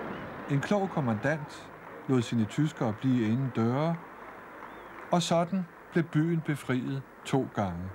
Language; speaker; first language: Danish; native; Danish